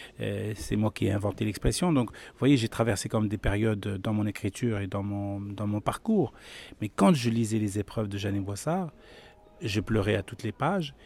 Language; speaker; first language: French; non-native, local second language; Arabic